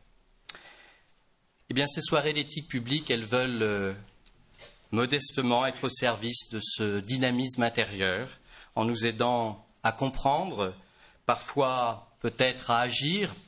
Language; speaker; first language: French; native; French